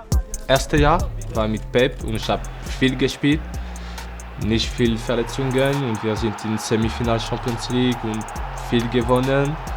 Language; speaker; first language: German; non-native, learner; French